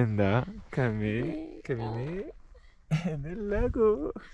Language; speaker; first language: Spanish; non-native, learner; French